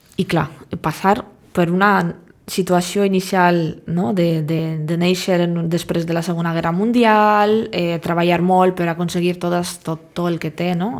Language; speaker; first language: Catalan; non-native, fluent; Russian